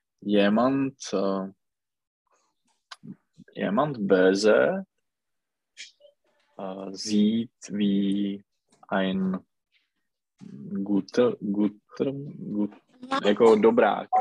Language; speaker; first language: German; non-native, learner; Czech